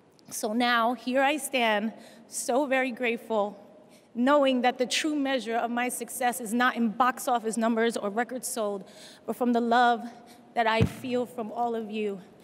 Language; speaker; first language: English; early bilingual, other home language; Spanish